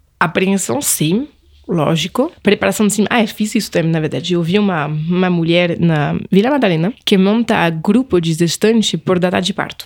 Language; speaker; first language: Portuguese; non-native, fluent; French